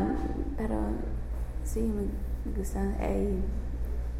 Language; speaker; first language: Spanish; non-native, learner; English